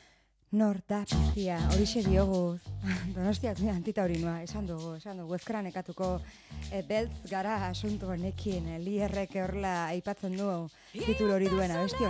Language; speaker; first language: Basque; native; Basque